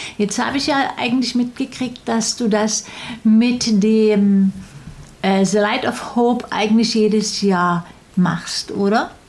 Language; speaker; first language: German; native; German